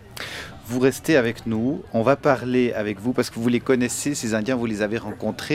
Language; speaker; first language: French; native; French